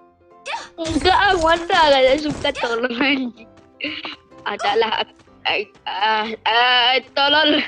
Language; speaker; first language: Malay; non-native, local second language; Minangkabau